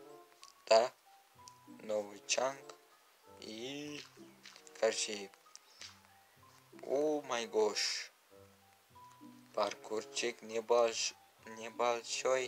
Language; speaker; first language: Russian; non-native, learner; Uzbek